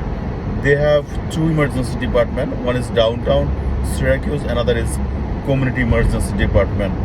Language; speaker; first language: English; non-native, local second language; Bangla